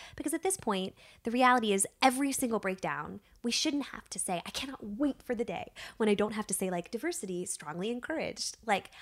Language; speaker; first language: English; native; English